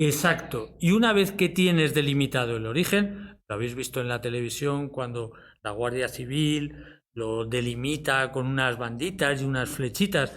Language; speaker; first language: Spanish; native; Spanish